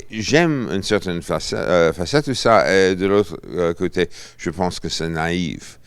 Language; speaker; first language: French; non-native, fluent; English